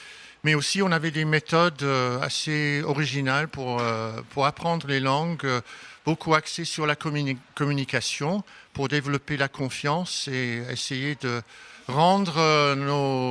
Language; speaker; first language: French; non-native, fluent; English